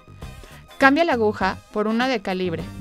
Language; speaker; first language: Spanish; native; Spanish